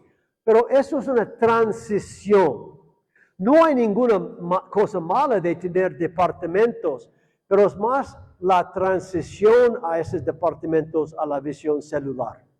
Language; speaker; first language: Spanish; non-native, fluent; English